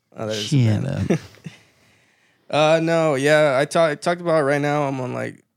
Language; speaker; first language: English; early bilingual, other home language; Spanish